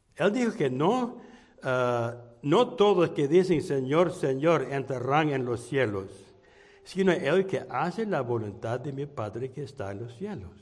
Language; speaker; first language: Spanish; non-native, fluent; English